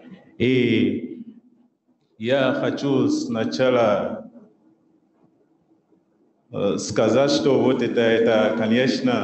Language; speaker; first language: Russian; non-native, local second language; French